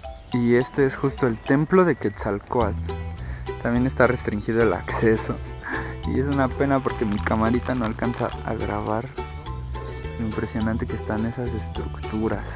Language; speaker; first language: Spanish; native; Spanish